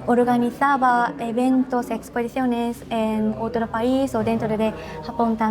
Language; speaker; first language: Spanish; non-native, learner; Japanese